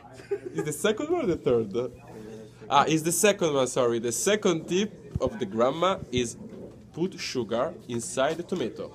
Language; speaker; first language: English; non-native, learner; Italian